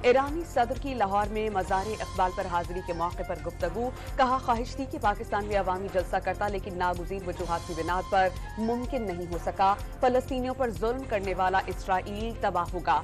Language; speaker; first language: Urdu; native; Urdu